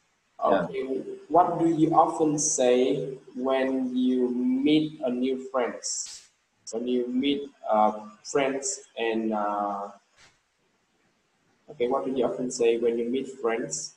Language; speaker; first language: English; non-native, learner; Vietnamese